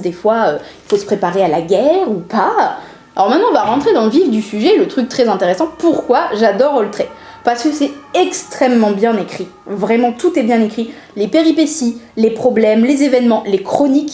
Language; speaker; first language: French; native; French